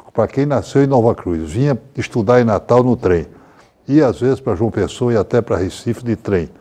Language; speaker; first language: Portuguese; native; Portuguese